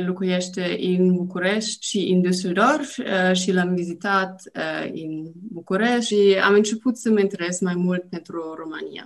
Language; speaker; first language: Romanian; non-native, learner; German